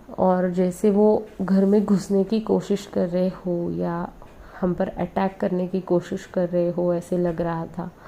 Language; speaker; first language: Hindi; non-native, local second language; Marathi